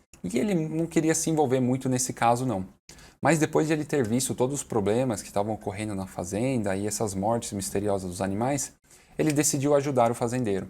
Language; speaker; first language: Portuguese; native; Portuguese